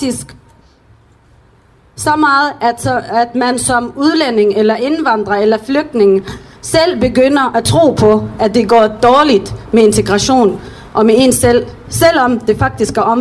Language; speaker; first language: Danish; early bilingual, other home language; Arabic